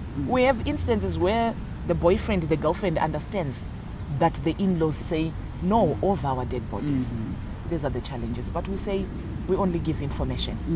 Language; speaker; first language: English; non-native, local second language; Shona